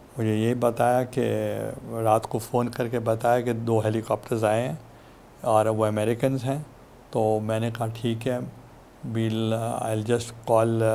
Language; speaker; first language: Urdu; non-native, local second language; Saraiki